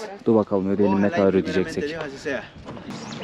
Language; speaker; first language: Turkish; native; Turkish